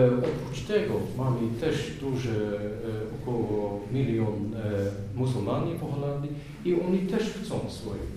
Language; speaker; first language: Polish; non-native, learner; Dutch